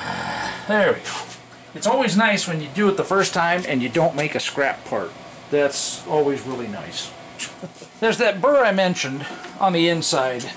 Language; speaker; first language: English; native; English